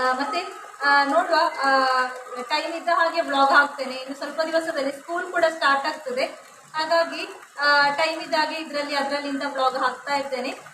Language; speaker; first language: Kannada; non-native, local second language; Tulu